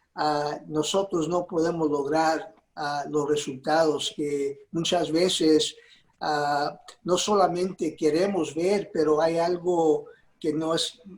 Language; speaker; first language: Spanish; early bilingual, heritage; Spanish